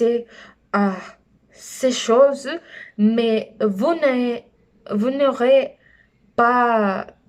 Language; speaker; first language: French; non-native, learner; Spanish